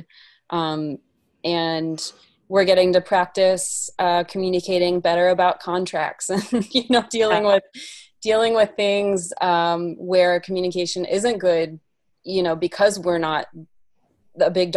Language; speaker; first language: English; native; English